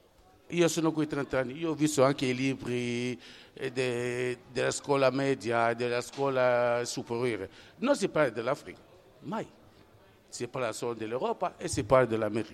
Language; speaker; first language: Italian; non-native, fluent; French